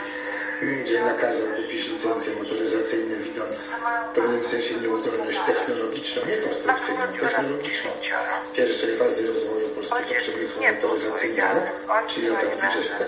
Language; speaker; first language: Polish; native; Polish